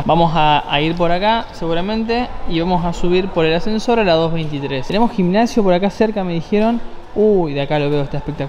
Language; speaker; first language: Spanish; native; Spanish